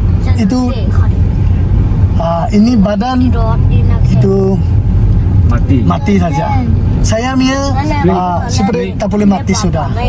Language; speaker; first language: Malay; non-native, learner; Tedim Chin